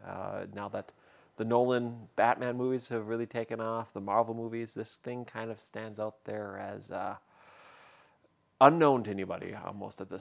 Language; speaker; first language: English; native; English